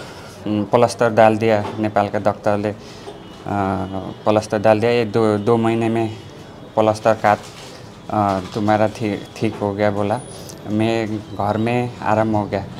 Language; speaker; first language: Hindi; non-native, learner; Nepali